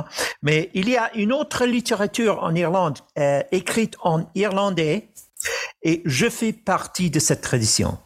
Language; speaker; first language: French; non-native, fluent; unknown